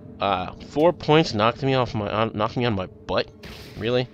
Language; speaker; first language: English; native; English